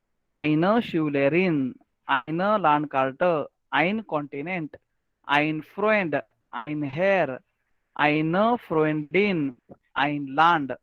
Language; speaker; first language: German; non-native, learner; Marathi